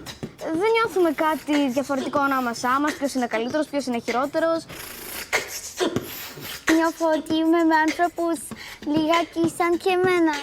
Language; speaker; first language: Greek; early bilingual, other home language; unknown